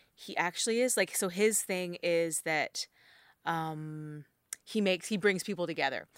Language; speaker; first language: English; native; English